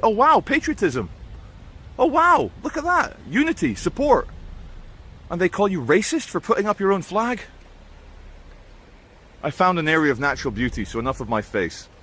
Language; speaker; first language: English; native; English